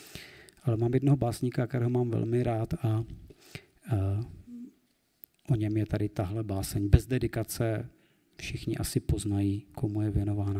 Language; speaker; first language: Czech; native; Czech